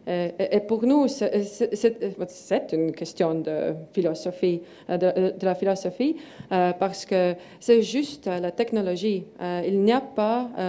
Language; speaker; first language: French; non-native, learner; Estonian